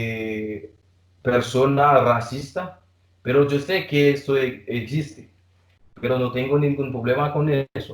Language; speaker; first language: Spanish; non-native, learner; Haitian Creole